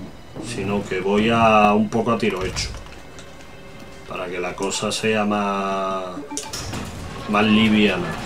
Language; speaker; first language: Spanish; native; Spanish